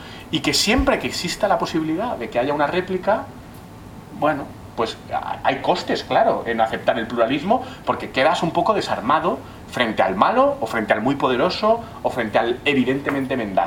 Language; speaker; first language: Spanish; native; Spanish